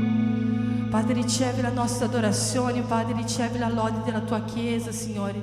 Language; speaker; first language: Italian; non-native, fluent; Portuguese